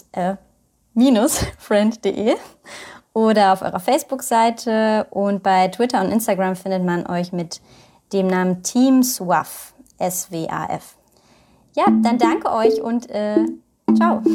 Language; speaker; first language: German; native; German